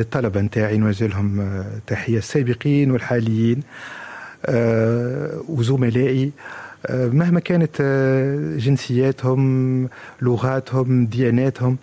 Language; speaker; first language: Arabic; native; Arabic